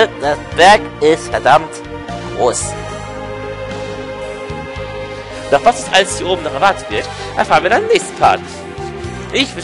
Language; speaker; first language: German; native; German